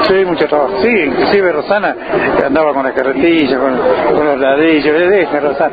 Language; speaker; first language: Spanish; native; Spanish